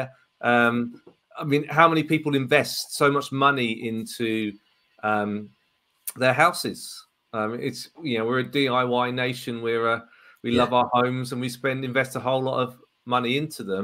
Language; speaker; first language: English; native; English